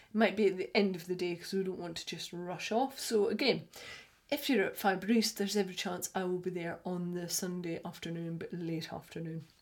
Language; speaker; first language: English; native; English